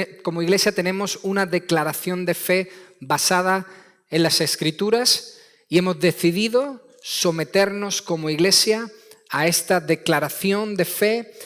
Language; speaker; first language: Spanish; native; Spanish